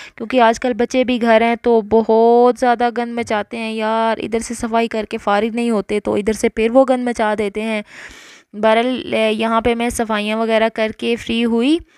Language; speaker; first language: Urdu; native; Urdu